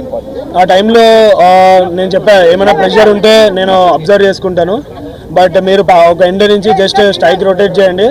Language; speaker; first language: Telugu; native; Telugu